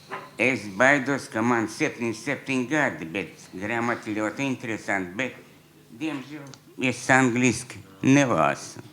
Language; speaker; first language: Latvian; non-native, local second language; Russian